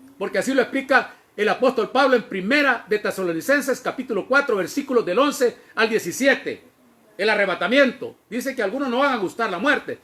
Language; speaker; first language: Spanish; native; Spanish